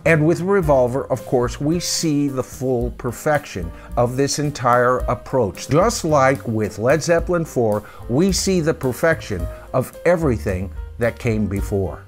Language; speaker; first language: English; native; English